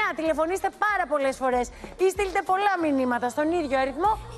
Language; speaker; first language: Greek; native; Greek